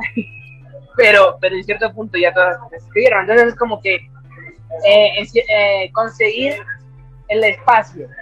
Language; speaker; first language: Spanish; native; Spanish